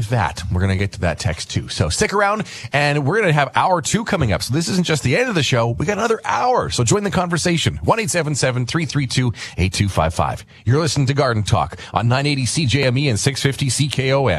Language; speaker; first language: English; native; English